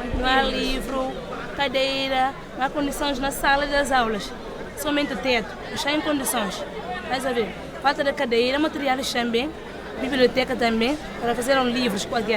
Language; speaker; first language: Portuguese; non-native, local second language; Upper Guinea Crioulo